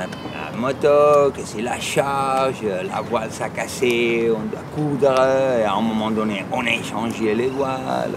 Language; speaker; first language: French; non-native, fluent; Spanish